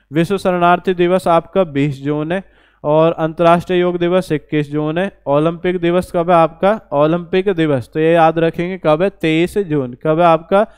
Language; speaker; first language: Hindi; native; Hindi